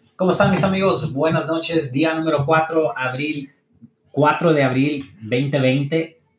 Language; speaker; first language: Spanish; early bilingual, heritage; English